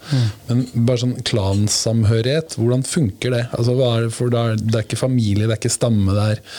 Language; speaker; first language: Norwegian; native; Norwegian